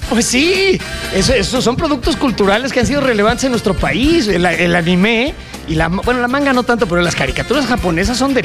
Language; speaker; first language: Spanish; native; Spanish